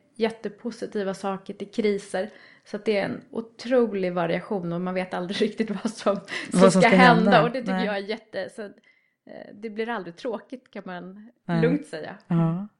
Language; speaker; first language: Swedish; native; Swedish